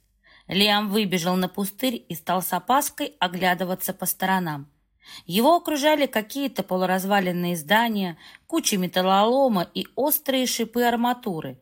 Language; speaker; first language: Russian; native; Russian